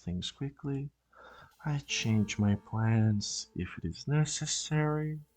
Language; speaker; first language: English; non-native, fluent; Portuguese